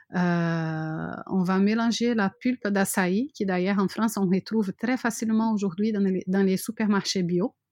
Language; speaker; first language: French; non-native, fluent; Portuguese